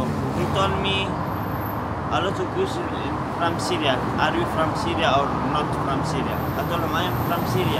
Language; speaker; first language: English; non-native, learner; Arabic